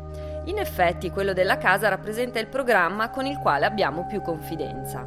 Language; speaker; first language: Italian; native; Italian